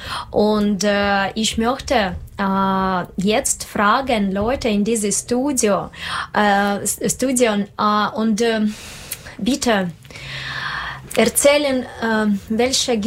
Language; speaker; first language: German; non-native, learner; Russian